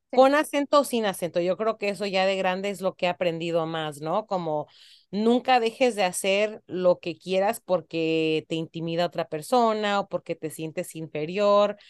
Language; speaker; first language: Spanish; early bilingual, heritage; Spanish